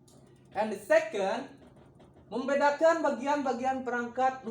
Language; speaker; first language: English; non-native, learner; Indonesian